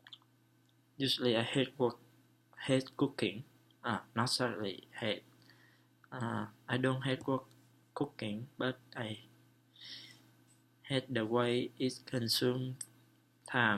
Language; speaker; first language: English; non-native, learner; Vietnamese